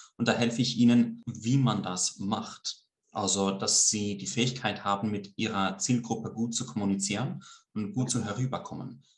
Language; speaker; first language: German; early bilingual, heritage; Swiss German